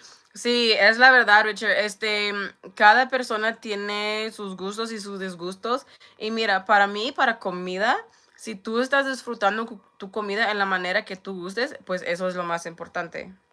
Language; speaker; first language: Spanish; non-native, learner; English